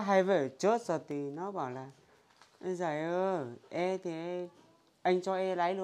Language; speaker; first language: Vietnamese; non-native, local second language; Hmong